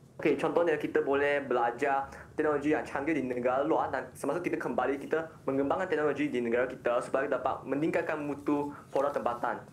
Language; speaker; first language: Malay; non-native, local second language; Chinese